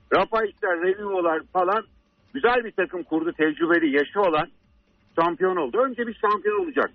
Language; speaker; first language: Turkish; native; Turkish